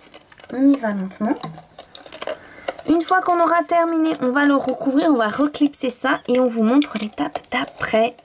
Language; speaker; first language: French; native; French